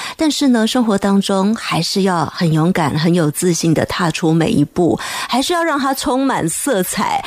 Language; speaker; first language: Chinese; native; Chinese